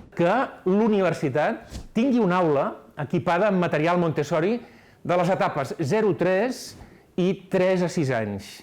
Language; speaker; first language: Catalan; native; Catalan